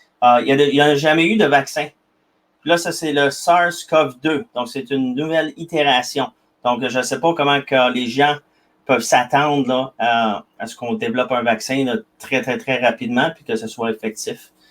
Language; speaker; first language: French; native; French